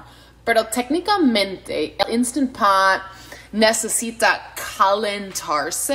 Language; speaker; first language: Spanish; non-native, learner; English